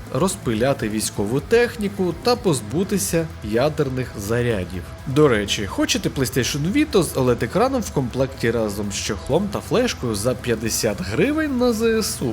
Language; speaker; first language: Ukrainian; native; Ukrainian